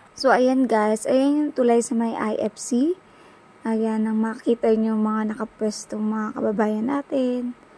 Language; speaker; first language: Filipino; native; Filipino